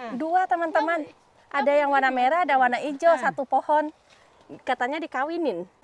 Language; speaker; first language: Indonesian; native; Indonesian